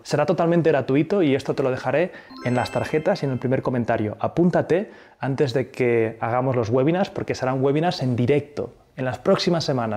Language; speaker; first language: Spanish; native; Spanish